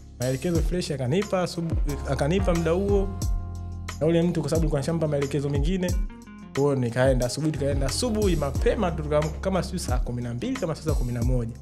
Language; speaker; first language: Swahili; native; Swahili